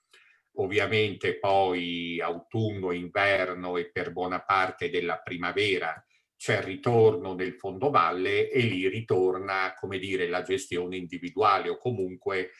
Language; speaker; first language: Italian; native; Italian